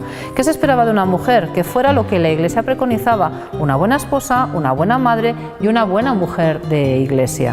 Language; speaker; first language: Spanish; native; Spanish